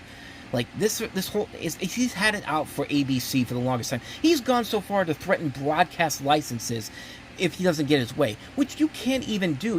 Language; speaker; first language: English; native; English